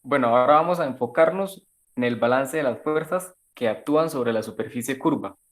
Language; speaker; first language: Spanish; native; Spanish